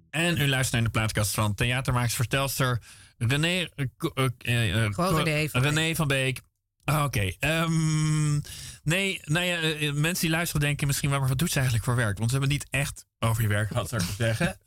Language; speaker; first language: Dutch; native; Dutch